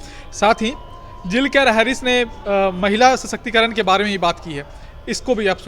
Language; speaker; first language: Hindi; native; Hindi